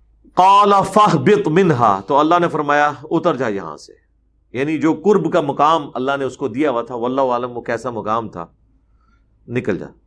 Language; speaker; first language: Urdu; native; Urdu